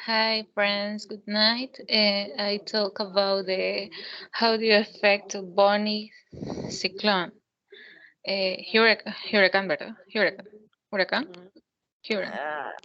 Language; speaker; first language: English; non-native, learner; Spanish